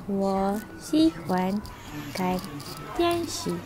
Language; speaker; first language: Chinese; non-native, learner; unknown